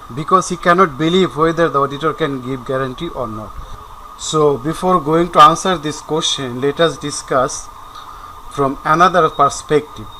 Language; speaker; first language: English; non-native, local second language; Bangla